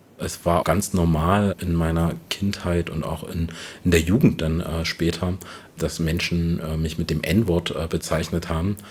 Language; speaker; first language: German; native; German